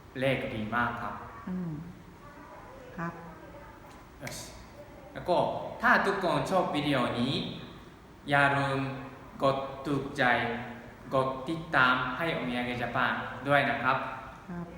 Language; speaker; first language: Thai; non-native, learner; Japanese